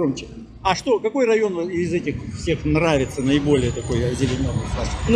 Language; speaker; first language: Russian; native; Russian